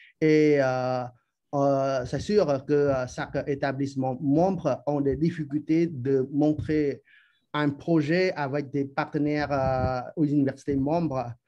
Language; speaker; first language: French; non-native, fluent; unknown